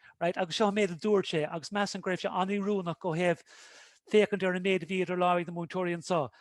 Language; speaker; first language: Irish; native; Irish